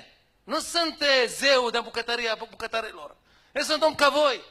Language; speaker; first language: Romanian; non-native, fluent; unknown